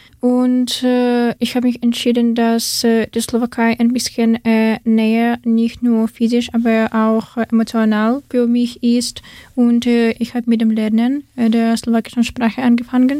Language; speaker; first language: German; non-native, learner; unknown